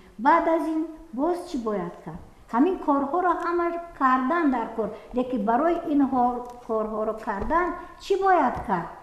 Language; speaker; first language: Tajik; native; Tajik